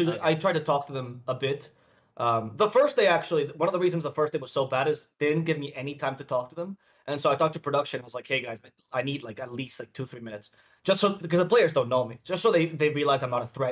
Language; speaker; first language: English; non-native, fluent; Spanish